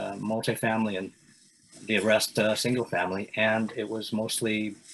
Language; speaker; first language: English; native; English